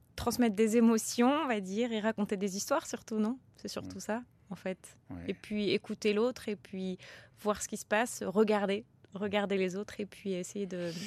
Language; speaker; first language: French; early bilingual, other home language; Turkish